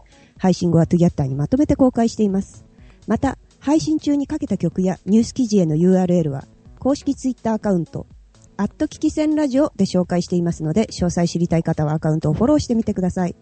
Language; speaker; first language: Japanese; native; Japanese